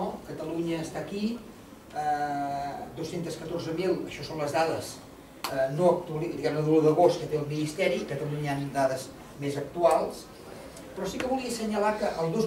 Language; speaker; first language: Catalan; native; Catalan